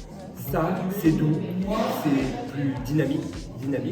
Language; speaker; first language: French; native; French